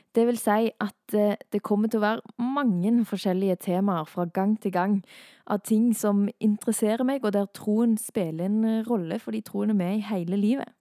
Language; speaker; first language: Norwegian; early bilingual, heritage; Norwegian